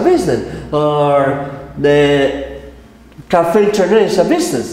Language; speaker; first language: English; non-native, fluent; Spanish